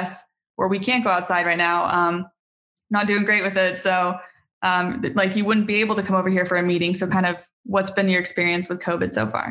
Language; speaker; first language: English; native; English